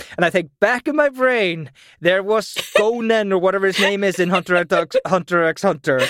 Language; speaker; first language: English; non-native, fluent; German